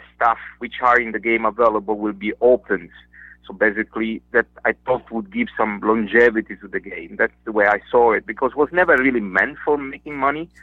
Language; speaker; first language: English; non-native, fluent; Italian